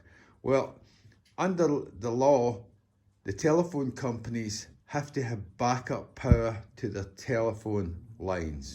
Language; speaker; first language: English; native; English